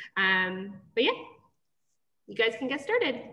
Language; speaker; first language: English; native; English